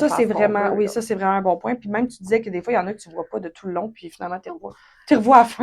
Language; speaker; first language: French; native; French